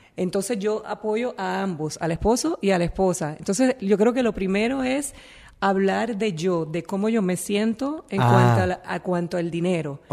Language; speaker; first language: Spanish; native; Spanish